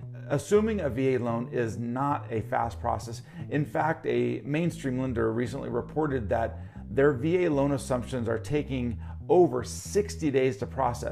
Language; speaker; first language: English; native; English